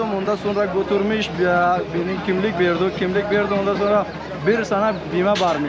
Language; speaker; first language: Turkish; non-native, learner; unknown